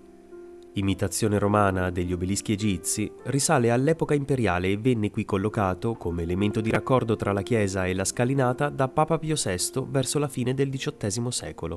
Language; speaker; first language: Italian; native; Italian